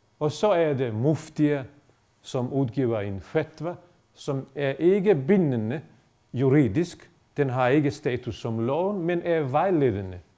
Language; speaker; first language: Danish; non-native, fluent; Bosnian